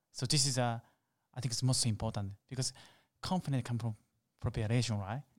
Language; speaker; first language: English; non-native, learner; Japanese